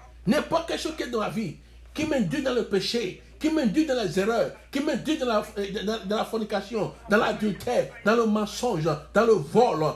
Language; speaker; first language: French; non-native, local second language; Yoruba